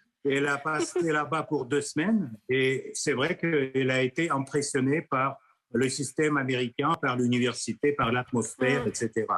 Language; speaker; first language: French; non-native, fluent; Russian